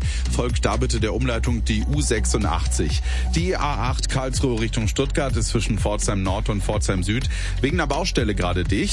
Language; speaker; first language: German; native; German